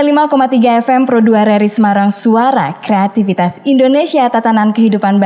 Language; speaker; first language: Indonesian; native; Indonesian